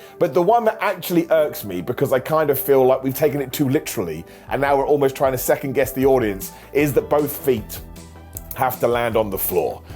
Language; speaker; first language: English; native; English